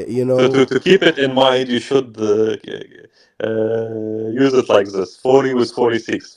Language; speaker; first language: English; non-native, learner; Arabic